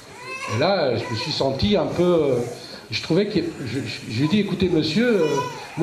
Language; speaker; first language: French; early bilingual, other home language; Portuguese